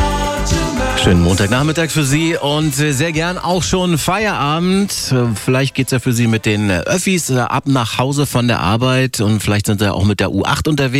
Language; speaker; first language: German; native; German